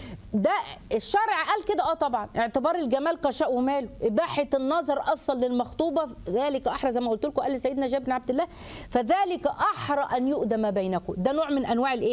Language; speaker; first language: Arabic; native; Arabic